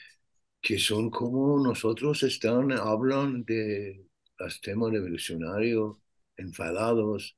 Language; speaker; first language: Spanish; non-native, learner; Persian